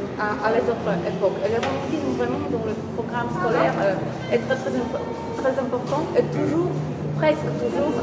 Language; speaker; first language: French; non-native, fluent; Polish